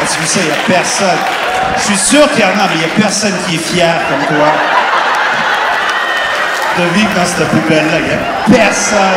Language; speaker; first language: French; non-native, local second language; Punjabi